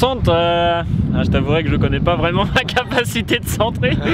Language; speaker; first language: French; native; French